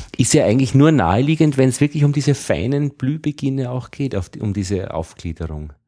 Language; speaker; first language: German; native; German